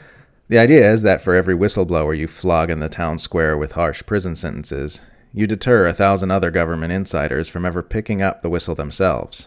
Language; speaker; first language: English; native; English